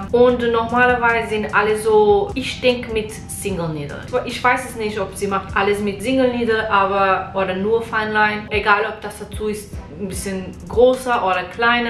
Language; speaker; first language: German; non-native, learner; Portuguese